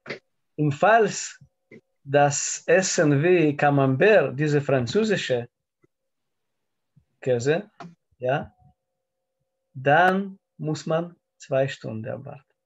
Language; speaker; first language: German; non-native, learner; Russian